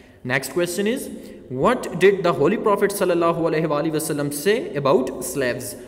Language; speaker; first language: English; non-native, local second language; Urdu